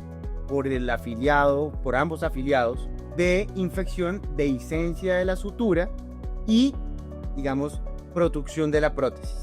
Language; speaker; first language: Spanish; native; Spanish